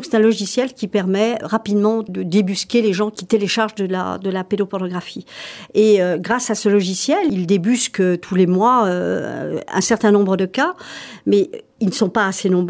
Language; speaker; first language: French; native; French